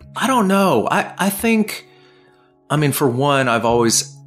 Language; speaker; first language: English; native; English